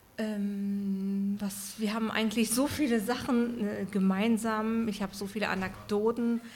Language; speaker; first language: German; early bilingual, other home language; Turkish